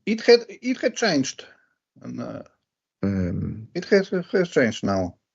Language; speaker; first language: English; non-native, learner; Polish